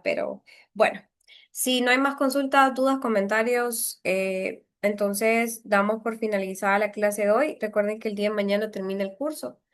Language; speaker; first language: Spanish; native; Spanish